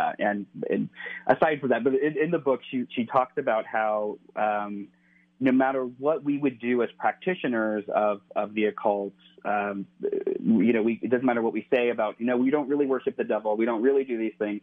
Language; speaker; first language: English; native; English